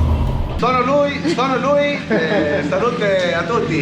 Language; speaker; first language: Italian; non-native, learner; Spanish